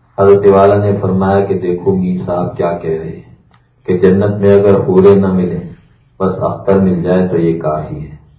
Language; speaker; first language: Urdu; native; Urdu